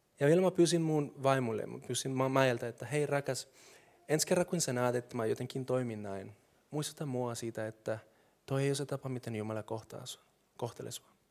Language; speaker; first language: Finnish; non-native, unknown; Spanish